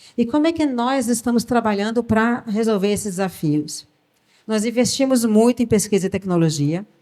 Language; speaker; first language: Portuguese; early bilingual, other home language; French